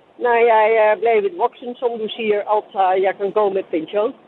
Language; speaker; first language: Danish; non-native, fluent; Dutch